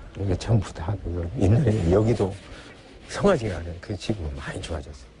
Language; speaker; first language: Korean; native; Korean